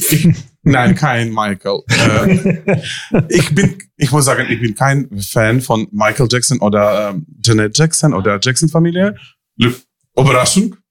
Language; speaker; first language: German; non-native, fluent; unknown